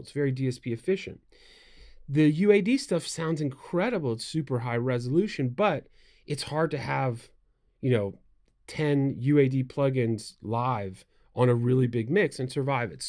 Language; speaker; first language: English; native; English